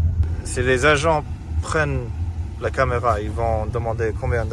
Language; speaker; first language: French; non-native, learner; English